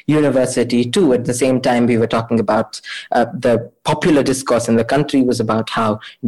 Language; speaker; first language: English; non-native, local second language; Kannada